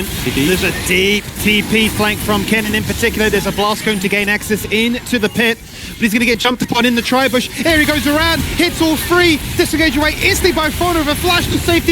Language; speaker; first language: English; native; English